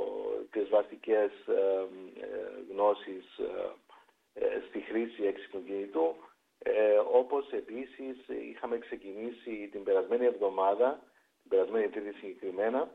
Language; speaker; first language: Greek; native; Greek